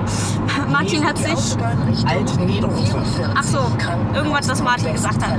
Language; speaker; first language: German; native; German